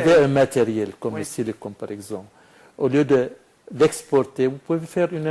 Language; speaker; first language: French; non-native, fluent; Arabic